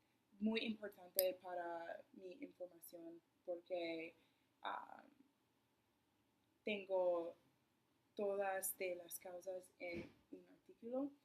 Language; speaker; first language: Spanish; non-native, learner; English